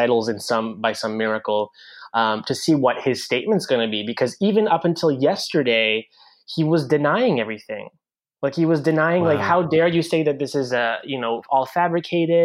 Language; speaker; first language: English; non-native, fluent; French